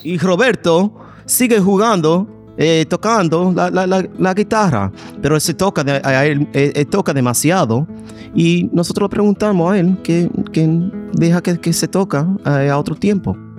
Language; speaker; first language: Spanish; non-native, learner; English